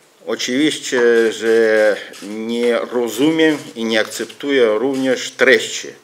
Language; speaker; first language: Polish; non-native, fluent; Russian